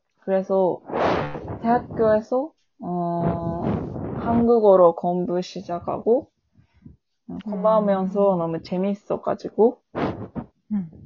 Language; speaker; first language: Korean; non-native, learner; Japanese